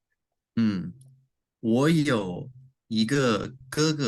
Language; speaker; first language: Chinese; non-native, learner; English